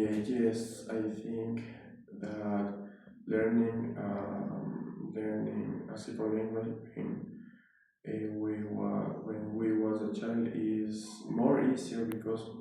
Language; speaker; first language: English; non-native, learner; Spanish